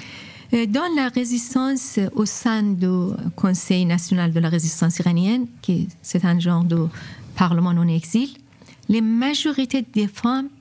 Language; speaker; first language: French; non-native, fluent; Persian